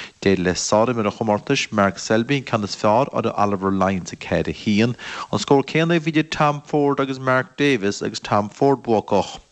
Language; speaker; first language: Irish; native; Irish